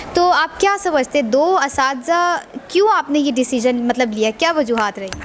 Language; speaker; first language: Urdu; native; Urdu